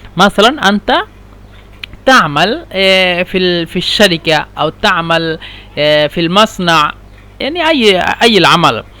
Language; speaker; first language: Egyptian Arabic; non-native, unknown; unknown